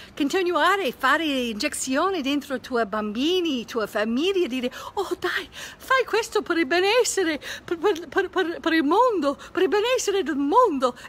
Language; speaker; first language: Italian; non-native, fluent; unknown